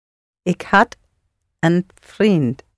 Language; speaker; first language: Dutch; non-native, learner; English